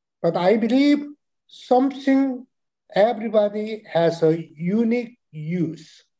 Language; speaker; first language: English; non-native, learner; Chinese